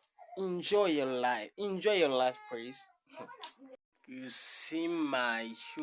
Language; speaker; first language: English; non-native, learner; Rundi